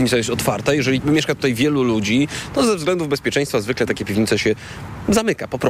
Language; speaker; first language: Polish; native; Polish